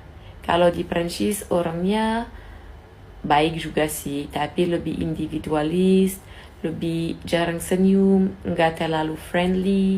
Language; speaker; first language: Indonesian; non-native, fluent; French